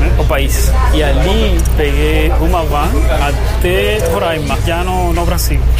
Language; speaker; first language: Portuguese; non-native, fluent; Spanish